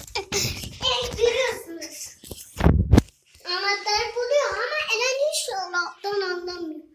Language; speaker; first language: Turkish; native; Turkish